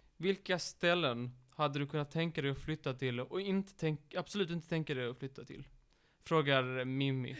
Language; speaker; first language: Swedish; native; Swedish